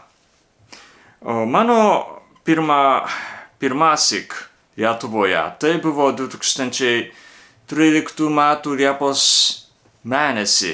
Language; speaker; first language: Lithuanian; non-native, learner; Japanese